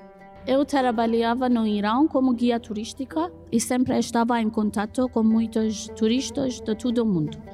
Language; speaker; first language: Portuguese; non-native, fluent; Persian